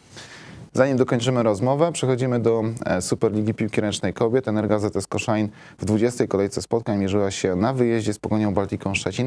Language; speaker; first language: Polish; native; Polish